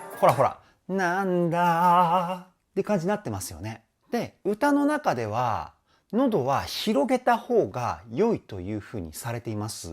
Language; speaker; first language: Japanese; native; Japanese